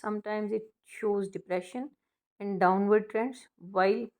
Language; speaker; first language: English; non-native, local second language; Urdu